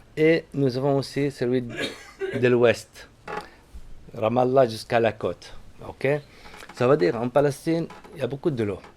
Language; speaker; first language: French; non-native, fluent; Arabic